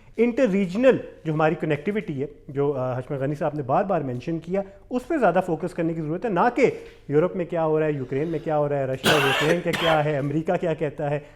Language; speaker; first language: Urdu; non-native, local second language; Pashto